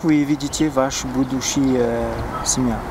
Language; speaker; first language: Russian; non-native, fluent; French